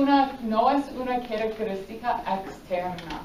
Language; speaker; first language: Spanish; non-native, fluent; English